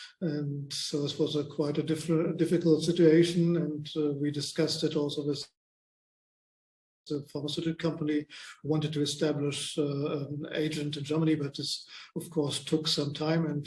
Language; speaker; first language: English; non-native, fluent; German